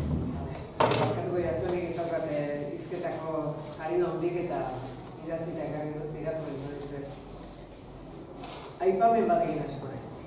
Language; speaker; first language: Basque; native; Basque